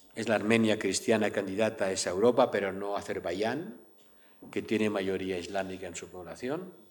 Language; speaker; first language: Spanish; native; Spanish